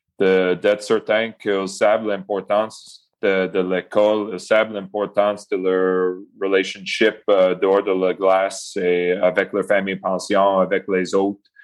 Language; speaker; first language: French; non-native, local second language; English